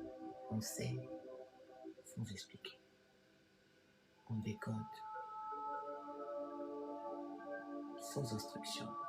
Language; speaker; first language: French; native; French